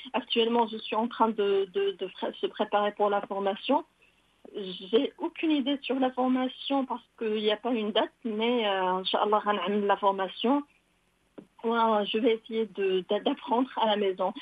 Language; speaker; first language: French; non-native, local second language; Arabic